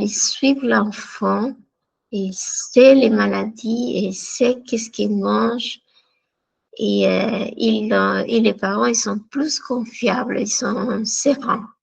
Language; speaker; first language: French; non-native, fluent; Spanish